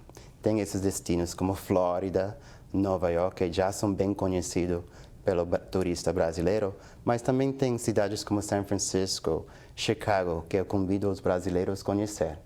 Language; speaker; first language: Portuguese; non-native, fluent; English